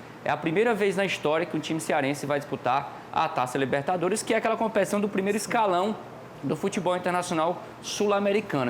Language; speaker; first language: Portuguese; native; Portuguese